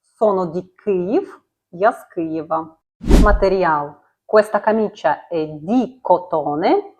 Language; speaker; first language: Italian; non-native, fluent; Ukrainian